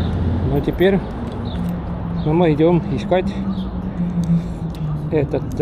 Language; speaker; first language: Russian; non-native, learner; Estonian